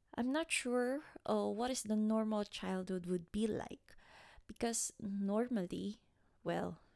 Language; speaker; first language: English; non-native, local second language; Waray